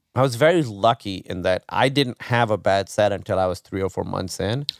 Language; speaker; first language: English; non-native, local second language; Urdu